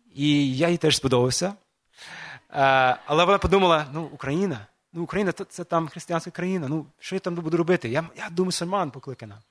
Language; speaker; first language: Ukrainian; non-native, fluent; English